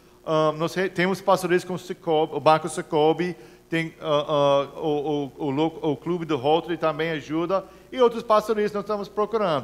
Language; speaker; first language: Portuguese; non-native, fluent; English